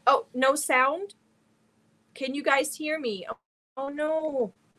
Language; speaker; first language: English; early bilingual, other home language; German